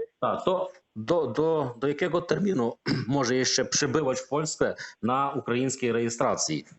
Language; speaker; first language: Polish; non-native, learner; Ukrainian